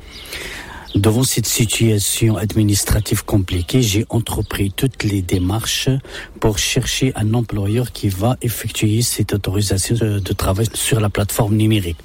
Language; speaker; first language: French; non-native, local second language; Arabic